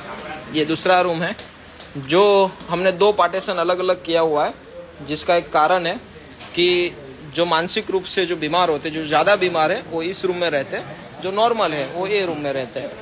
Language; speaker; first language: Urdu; non-native, local second language; Gujarati